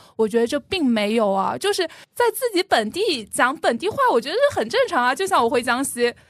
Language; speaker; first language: Chinese; native; Chinese